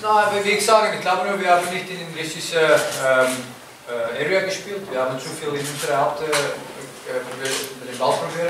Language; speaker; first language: German; non-native, fluent; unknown